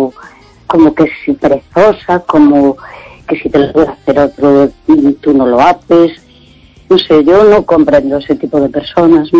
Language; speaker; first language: Spanish; native; Spanish